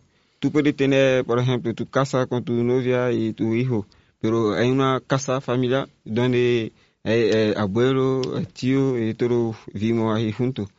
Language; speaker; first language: Spanish; non-native, learner; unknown